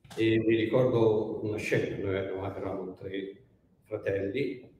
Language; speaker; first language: Italian; native; Italian